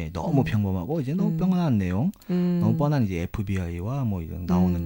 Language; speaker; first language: Korean; native; Korean